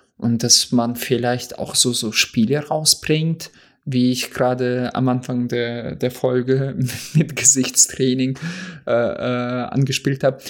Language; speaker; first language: German; non-native, fluent; Russian